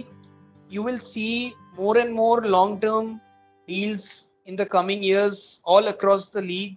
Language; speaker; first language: English; non-native, local second language; Bangla